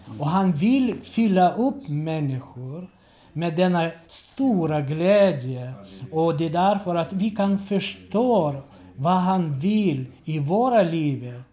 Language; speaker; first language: Swedish; non-native, learner; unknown